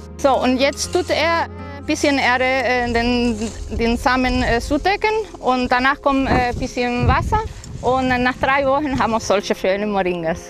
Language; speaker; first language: German; non-native, fluent; Spanish